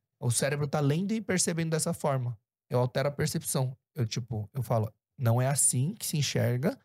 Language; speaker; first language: Portuguese; early bilingual, other home language; Korean